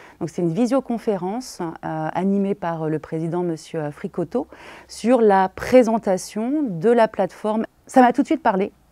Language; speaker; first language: French; native; French